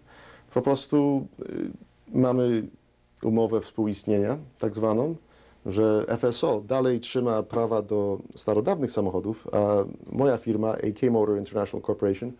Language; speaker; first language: Polish; early bilingual, heritage; Polish